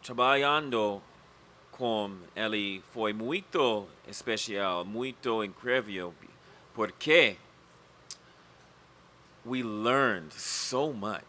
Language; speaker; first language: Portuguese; non-native, learner; English